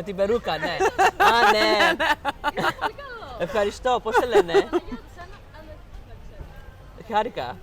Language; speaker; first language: Greek; early bilingual, heritage; English